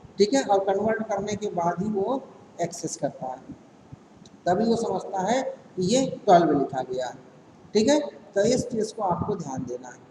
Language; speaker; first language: Hindi; native; Hindi